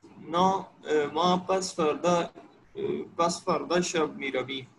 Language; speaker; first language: Persian; non-native, learner; Urdu